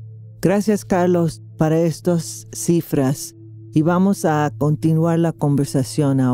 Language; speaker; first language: Spanish; non-native, fluent; English